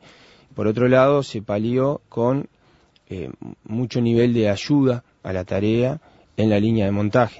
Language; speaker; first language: Spanish; native; Spanish